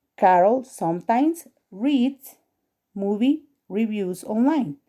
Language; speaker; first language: English; non-native, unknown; Spanish